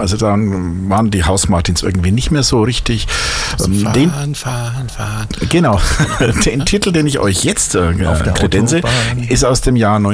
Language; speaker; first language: German; native; German